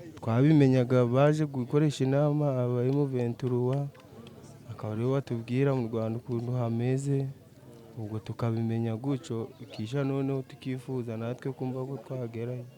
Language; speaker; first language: Kinyarwanda; early bilingual, heritage; Kinyarwanda